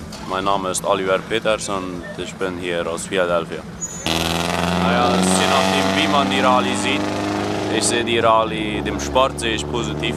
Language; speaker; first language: German; non-native, local second language; Plautdietsch